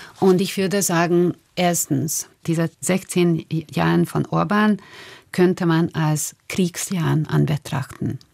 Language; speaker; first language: German; non-native, fluent; Hungarian